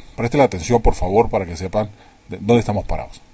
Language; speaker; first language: Spanish; native; Spanish